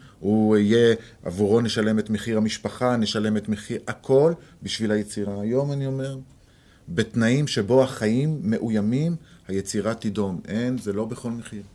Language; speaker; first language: Hebrew; native; Hebrew